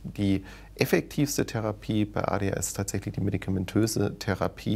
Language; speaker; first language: German; native; German